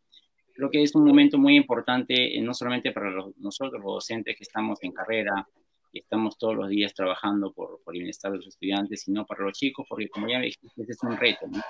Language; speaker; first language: Spanish; native; Spanish